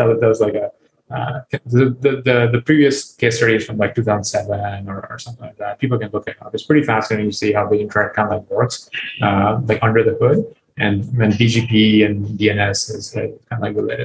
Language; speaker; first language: English; non-native, local second language; Urdu